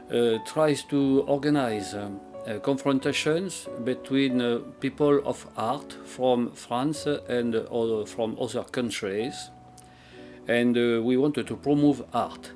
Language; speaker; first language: English; non-native, learner; French